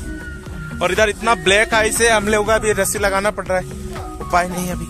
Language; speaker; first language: Hindi; non-native, local second language; Bangla